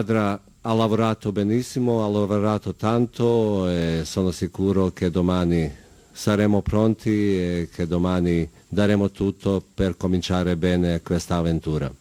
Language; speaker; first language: Italian; non-native, fluent; Bosnian